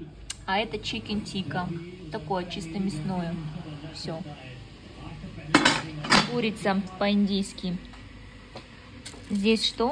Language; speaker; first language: Russian; native; Russian